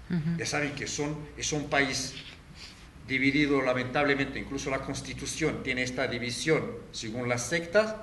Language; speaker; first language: Spanish; non-native, fluent; Arabic